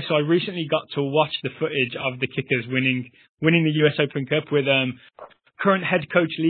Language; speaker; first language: English; native; English